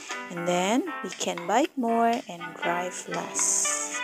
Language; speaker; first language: English; non-native, fluent; Indonesian